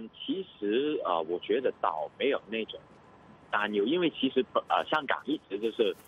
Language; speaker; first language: Chinese; non-native, local second language; Cantonese